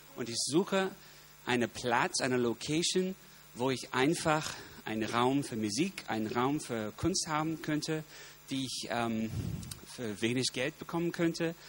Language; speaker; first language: German; non-native, fluent; English